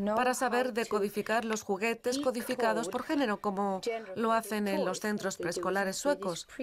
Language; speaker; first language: Spanish; non-native, fluent; Swedish